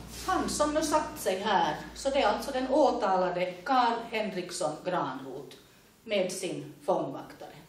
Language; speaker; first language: Swedish; native; Swedish